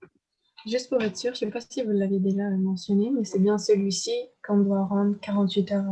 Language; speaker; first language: French; native; French